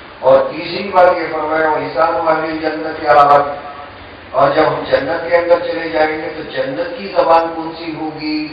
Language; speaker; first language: Urdu; native; Urdu